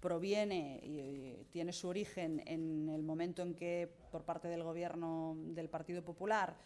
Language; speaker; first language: Spanish; non-native, local second language; Catalan